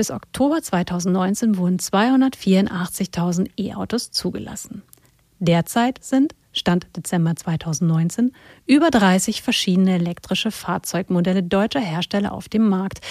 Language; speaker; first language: German; native; German